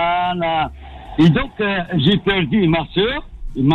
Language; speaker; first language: French; non-native, learner; Arabic